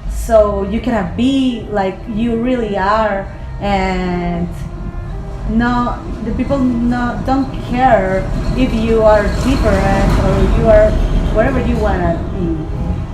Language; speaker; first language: English; non-native, learner; Spanish